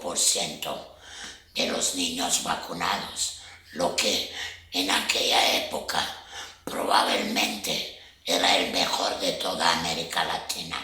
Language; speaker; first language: Spanish; non-native, fluent; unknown